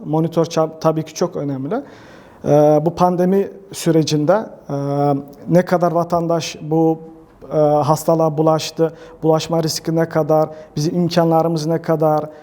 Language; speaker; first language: Turkish; early bilingual, heritage; Turkish